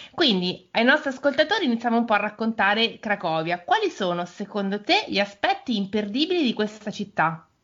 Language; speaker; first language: Italian; native; Italian